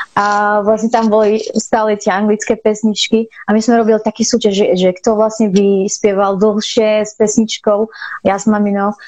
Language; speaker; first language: Slovak; non-native, fluent; Arabic